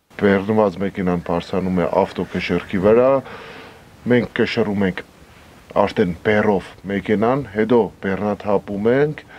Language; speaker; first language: Armenian; native; Armenian